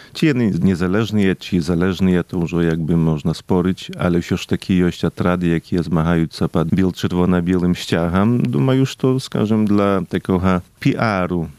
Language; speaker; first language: Belarusian; native; Belarusian